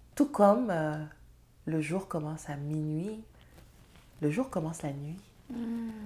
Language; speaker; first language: French; non-native, local second language; Serer